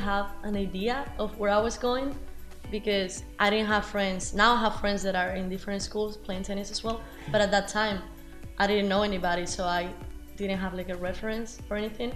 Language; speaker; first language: English; non-native, fluent; Spanish